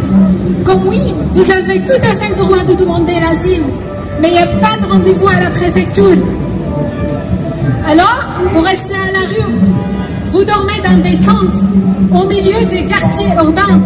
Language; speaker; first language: French; non-native, fluent; Arabic